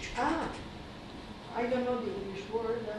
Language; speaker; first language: English; non-native, learner; French